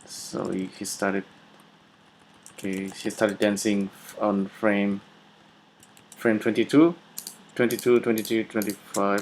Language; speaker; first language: English; non-native, fluent; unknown